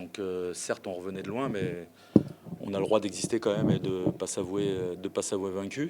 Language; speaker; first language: French; native; French